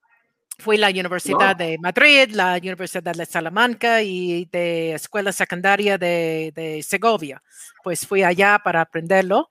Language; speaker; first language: Spanish; non-native, fluent; English